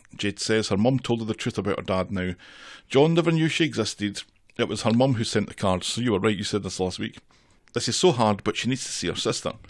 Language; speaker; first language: English; native; English